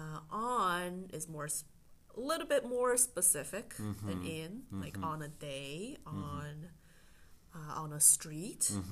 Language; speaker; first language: English; non-native, fluent; Chinese